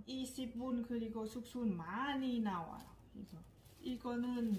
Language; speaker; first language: Korean; non-native, learner; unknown